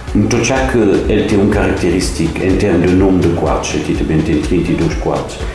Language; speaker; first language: Portuguese; non-native, fluent; Kabuverdianu